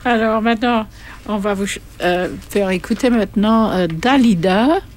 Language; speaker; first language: French; non-native, fluent; English